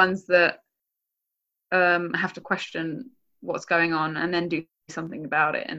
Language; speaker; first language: English; native; English